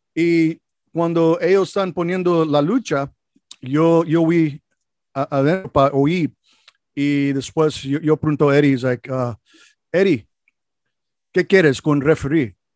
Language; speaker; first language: Spanish; non-native, learner; English